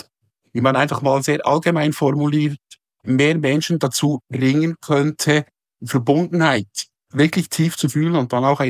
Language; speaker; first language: German; native; German